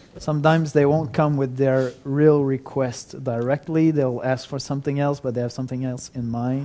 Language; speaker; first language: English; non-native, fluent; French